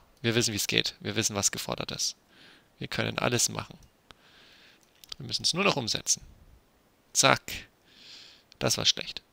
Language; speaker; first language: German; native; German